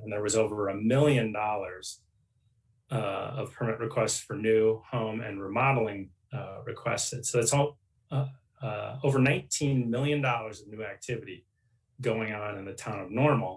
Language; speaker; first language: English; native; English